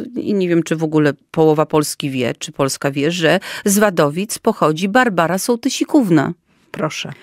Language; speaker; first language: Polish; native; Polish